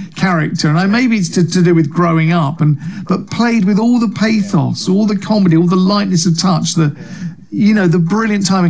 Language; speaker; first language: English; native; English